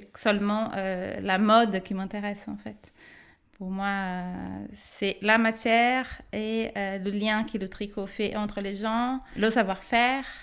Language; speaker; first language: French; non-native, fluent; Portuguese